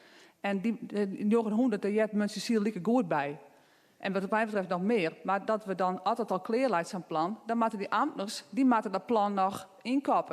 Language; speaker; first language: Dutch; non-native, local second language; Western Frisian